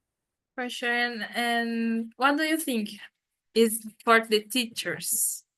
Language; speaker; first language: English; non-native, fluent; Portuguese